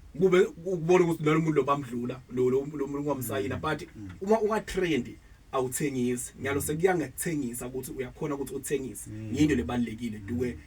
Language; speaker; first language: Zulu; non-native, local second language; Swati